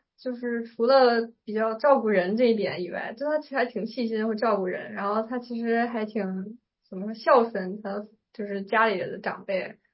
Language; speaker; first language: Chinese; native; Chinese